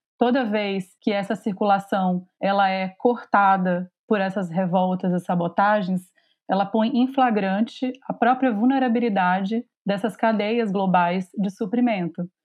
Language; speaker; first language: Portuguese; native; Portuguese